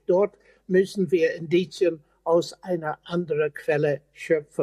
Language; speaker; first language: German; non-native, fluent; English